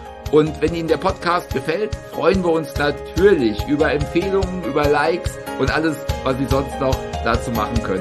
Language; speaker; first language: German; native; German